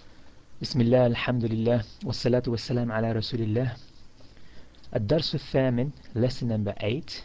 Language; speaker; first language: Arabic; non-native, fluent; English